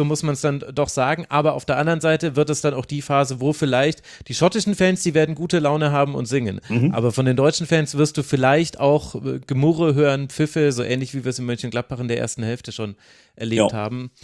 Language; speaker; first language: German; native; German